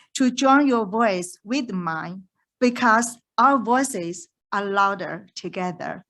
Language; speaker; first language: English; non-native, fluent; Chinese